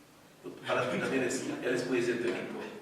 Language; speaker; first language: Spanish; non-native, fluent; French